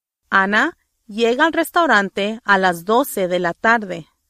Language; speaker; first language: Spanish; non-native, learner; English